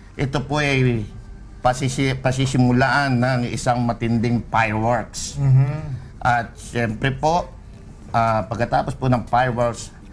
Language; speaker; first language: Filipino; native; Filipino